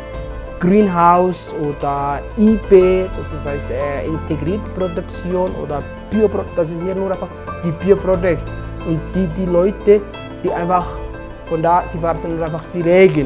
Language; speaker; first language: German; non-native, fluent; Somali